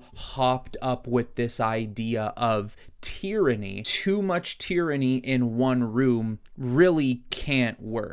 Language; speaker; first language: English; native; English